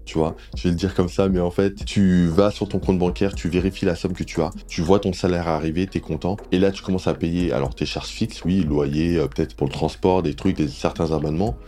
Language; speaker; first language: French; native; French